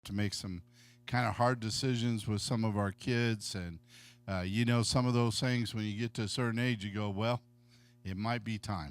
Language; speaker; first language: English; native; English